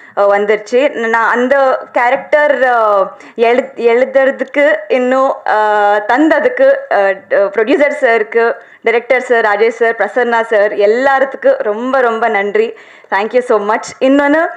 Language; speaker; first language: Tamil; non-native, learner; Telugu